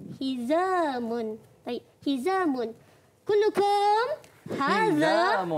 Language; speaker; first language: Arabic; non-native, fluent; Malay